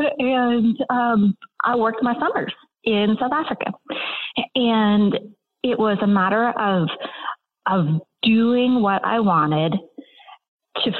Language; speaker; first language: English; native; English